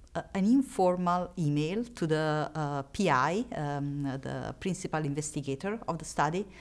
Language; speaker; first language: English; non-native, fluent; Italian